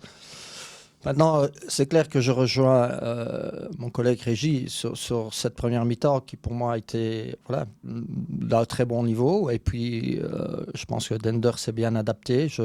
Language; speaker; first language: French; native; French